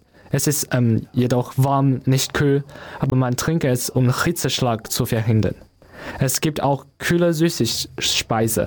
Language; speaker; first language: German; non-native, learner; Chinese